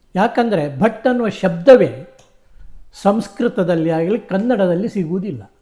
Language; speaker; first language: Kannada; native; Kannada